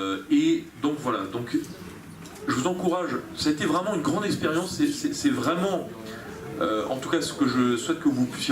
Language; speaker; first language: French; native; French